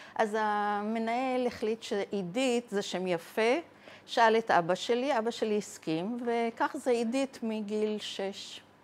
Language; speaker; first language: Hebrew; early bilingual, other home language; Arabic